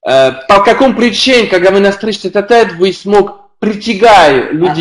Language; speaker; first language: Russian; non-native, learner; French